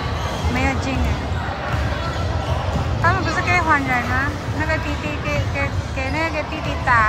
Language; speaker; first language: Chinese; non-native, fluent; Filipino